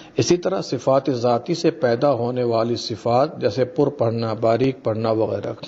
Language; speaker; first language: Urdu; native; Urdu